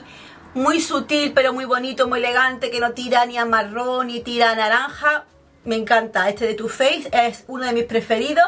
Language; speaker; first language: Spanish; native; Spanish